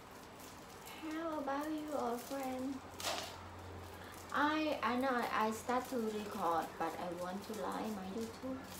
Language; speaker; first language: English; non-native, learner; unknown